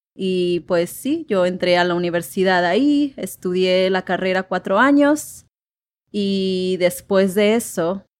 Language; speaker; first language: Spanish; native; Spanish